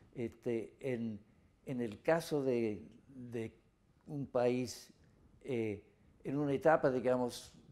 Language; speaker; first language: Spanish; non-native, fluent; English